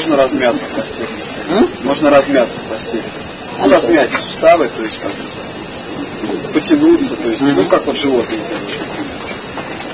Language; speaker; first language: Russian; native; Russian